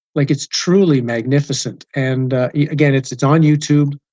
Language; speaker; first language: English; native; English